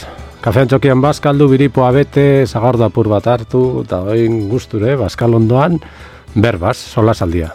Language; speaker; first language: Basque; native; Basque